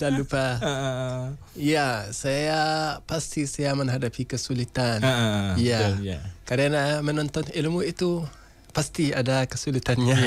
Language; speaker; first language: Indonesian; non-native, learner; Hausa